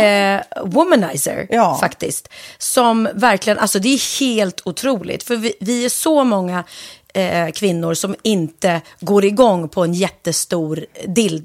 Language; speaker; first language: Swedish; native; Swedish